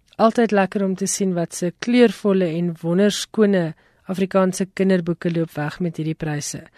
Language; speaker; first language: Afrikaans; native; Afrikaans